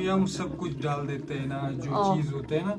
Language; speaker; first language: Hindi; non-native, fluent; Pashto